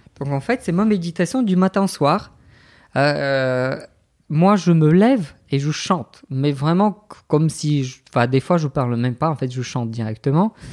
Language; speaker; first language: French; non-native, fluent; Bulgarian